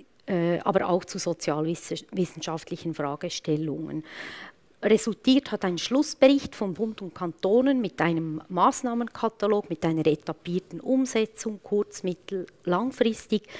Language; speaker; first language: German; native; German